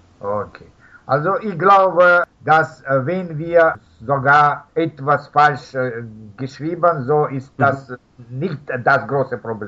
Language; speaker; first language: German; non-native, fluent; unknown